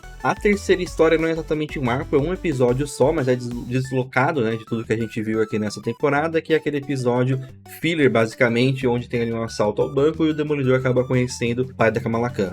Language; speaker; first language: Portuguese; native; Portuguese